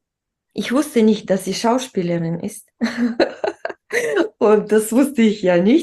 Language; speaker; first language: German; non-native, fluent; Russian